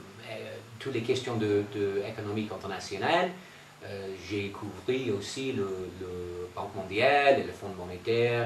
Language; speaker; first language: French; non-native, fluent; English